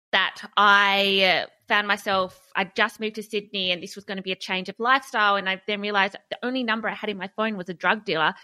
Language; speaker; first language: English; native; English